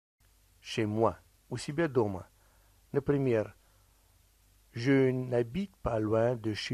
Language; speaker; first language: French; non-native, fluent; Russian